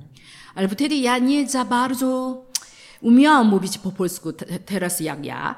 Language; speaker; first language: Polish; non-native, learner; Korean